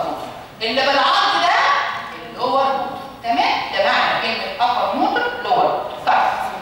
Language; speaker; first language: Arabic; native; Arabic